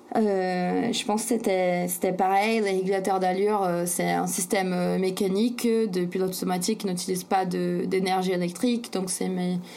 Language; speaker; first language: French; non-native, fluent; Portuguese